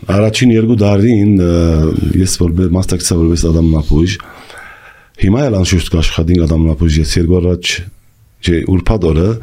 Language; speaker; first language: Armenian; early bilingual, heritage; Armenian